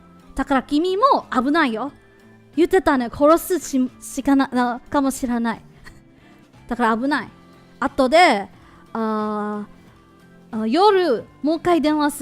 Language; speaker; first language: Japanese; non-native, learner; English